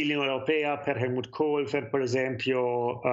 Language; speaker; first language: Italian; non-native, fluent; German